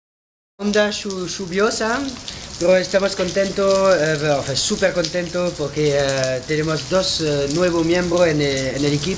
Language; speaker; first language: Spanish; non-native, fluent; French